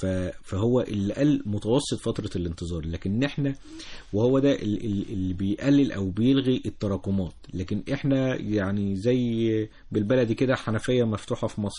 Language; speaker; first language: Arabic; native; Arabic